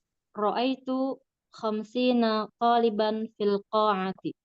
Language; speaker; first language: Arabic; non-native, learner; Indonesian